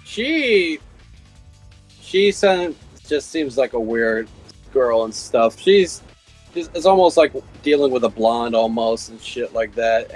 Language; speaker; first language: English; native; English